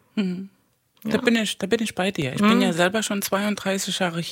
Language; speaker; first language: German; non-native, fluent; Spanish